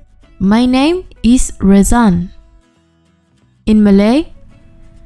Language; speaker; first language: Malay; non-native, fluent; Urdu